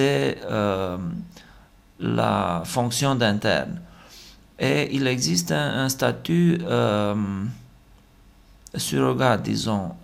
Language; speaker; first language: French; non-native, fluent; Romanian